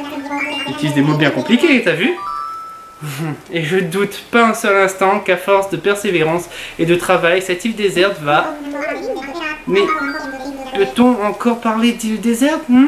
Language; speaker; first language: French; native; French